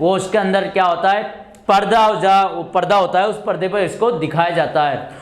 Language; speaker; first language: Hindi; native; Hindi